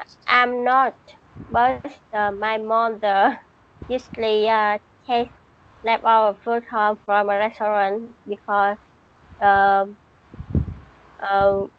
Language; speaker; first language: English; non-native, learner; Vietnamese